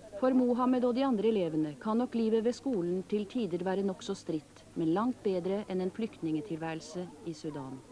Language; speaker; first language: Norwegian; native; Norwegian